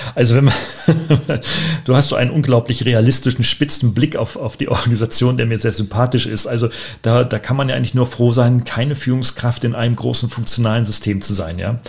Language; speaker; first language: German; native; German